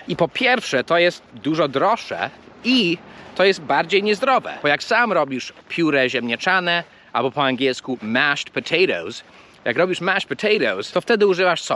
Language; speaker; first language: Polish; early bilingual, heritage; Polish